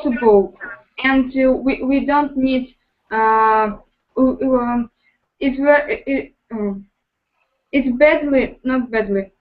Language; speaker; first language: English; non-native, learner; Russian